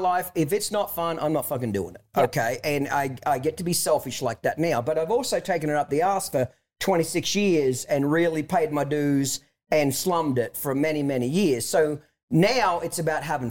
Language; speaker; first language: English; native; English